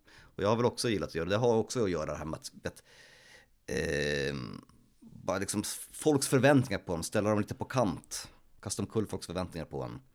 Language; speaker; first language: Swedish; early bilingual, other home language; Polish